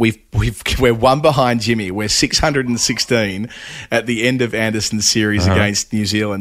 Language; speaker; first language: English; native; English